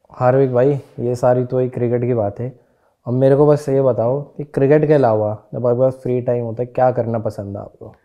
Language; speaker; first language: Hindi; native; Hindi